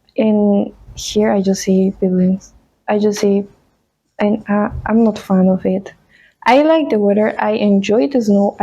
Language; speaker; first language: English; non-native, fluent; Spanish